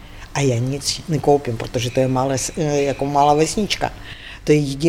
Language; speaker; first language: Czech; non-native, fluent; Ukrainian